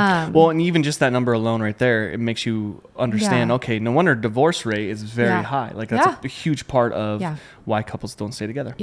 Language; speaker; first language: English; native; English